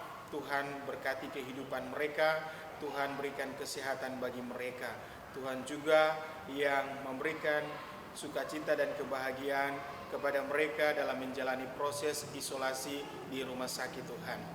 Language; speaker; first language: Indonesian; native; Indonesian